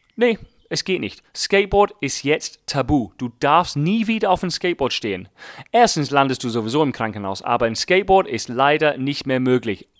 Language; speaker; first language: German; non-native, fluent; English